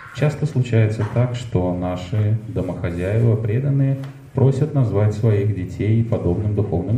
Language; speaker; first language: Russian; native; Russian